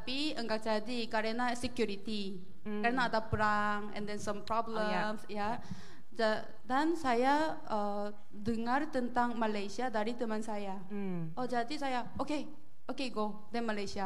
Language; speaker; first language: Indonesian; non-native, learner; Korean